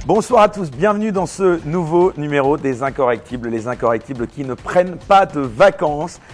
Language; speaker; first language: French; native; French